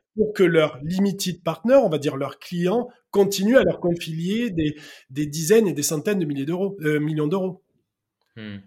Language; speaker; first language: French; native; French